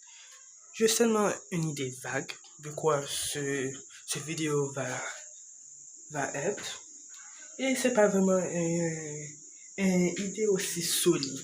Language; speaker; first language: French; non-native, learner; English